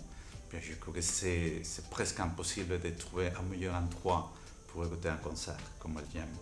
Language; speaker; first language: French; non-native, fluent; Spanish